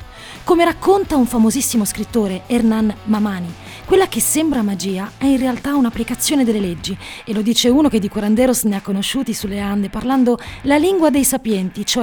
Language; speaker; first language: Italian; native; Italian